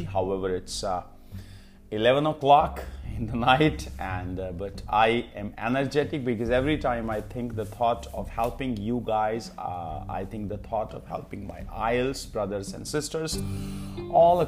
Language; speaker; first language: English; non-native, local second language; Hindi